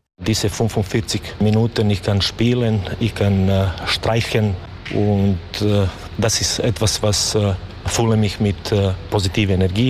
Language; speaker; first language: German; non-native, learner; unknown